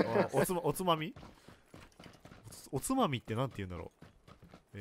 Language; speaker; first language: Japanese; native; Japanese